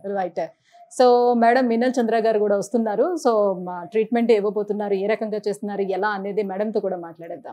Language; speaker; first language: Telugu; native; Telugu